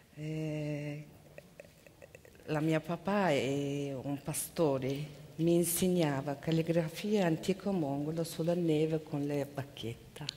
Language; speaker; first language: Italian; non-native, learner; Mongolian